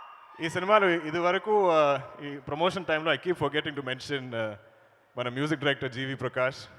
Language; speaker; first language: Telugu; non-native, learner; Malayalam